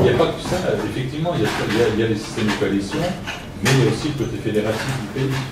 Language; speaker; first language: French; native; French